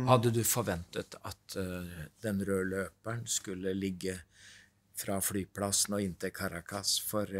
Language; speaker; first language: Norwegian; native; Norwegian